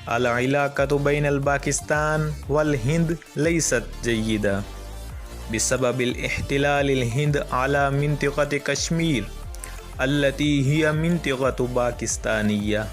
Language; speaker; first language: Arabic; non-native, learner; Urdu